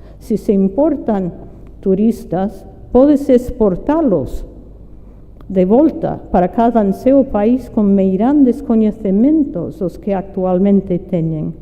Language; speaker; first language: Galician; non-native, fluent; English